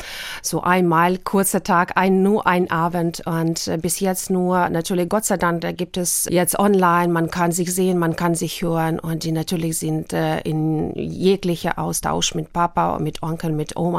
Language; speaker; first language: German; non-native, fluent; Ukrainian